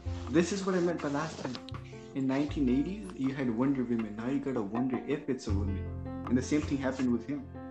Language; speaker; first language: English; early bilingual, other home language; Punjabi